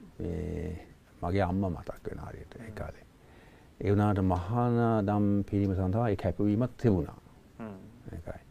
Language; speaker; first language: Sinhala; non-native, fluent; English